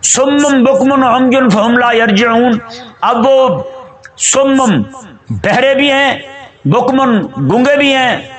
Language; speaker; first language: Urdu; non-native, local second language; Punjabi